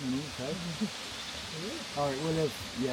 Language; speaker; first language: English; native; English